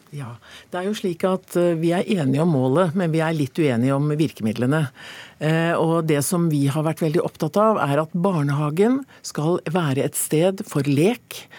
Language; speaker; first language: Norwegian; native; Norwegian